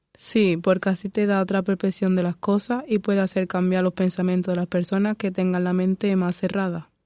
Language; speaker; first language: Spanish; native; Spanish